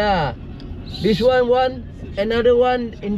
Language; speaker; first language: English; non-native, local second language; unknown